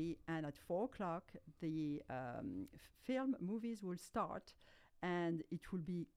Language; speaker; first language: English; non-native, fluent; French